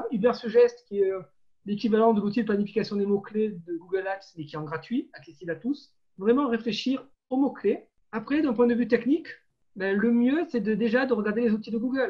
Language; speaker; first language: French; native; French